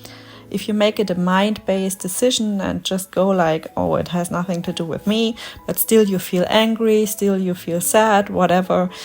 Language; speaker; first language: English; non-native, fluent; German